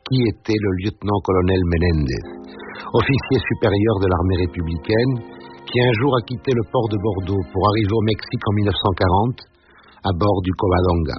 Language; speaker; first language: French; native; French